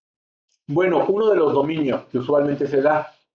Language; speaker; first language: Spanish; native; Spanish